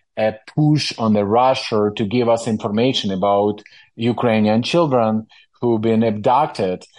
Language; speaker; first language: English; non-native, fluent; Ukrainian